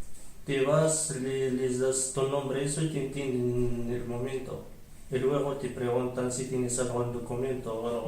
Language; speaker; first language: Spanish; non-native, learner; Arabic